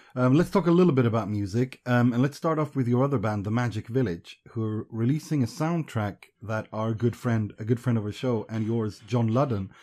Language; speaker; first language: English; early bilingual, other home language; Persian